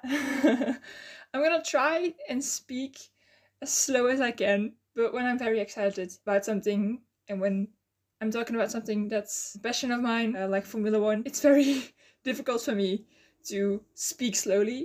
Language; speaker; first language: English; non-native, fluent; Dutch